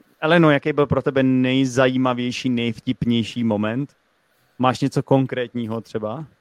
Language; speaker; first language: Czech; native; Czech